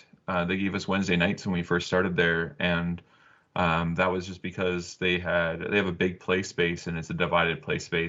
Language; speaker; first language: English; native; English